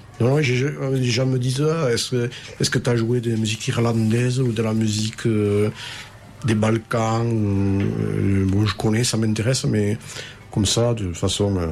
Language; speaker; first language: French; native; French